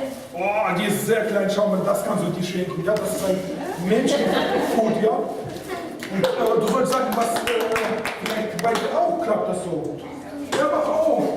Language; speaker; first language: German; non-native, fluent; Russian